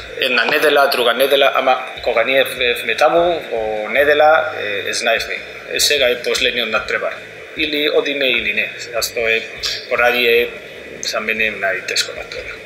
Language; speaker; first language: Macedonian; non-native, learner; Spanish